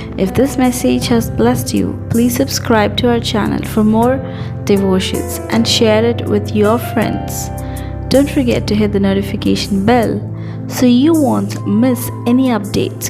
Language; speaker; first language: English; non-native, local second language; Telugu